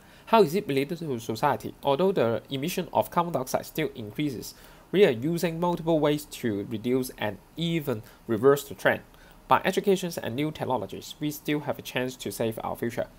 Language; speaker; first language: English; non-native, local second language; Cantonese